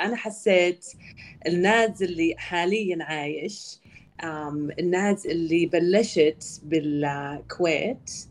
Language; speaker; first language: Arabic; early bilingual, other home language; English